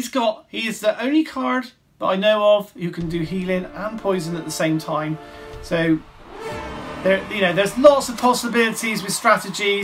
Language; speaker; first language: English; native; English